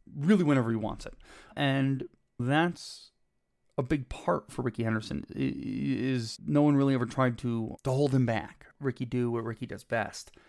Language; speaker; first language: English; native; English